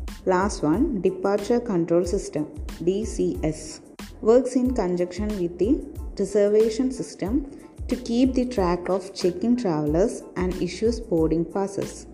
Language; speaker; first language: English; non-native, local second language; Malayalam